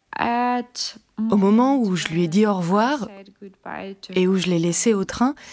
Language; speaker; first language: French; non-native, fluent; Ukrainian